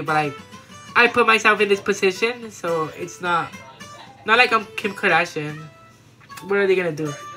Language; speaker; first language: English; early bilingual, other home language; Spanish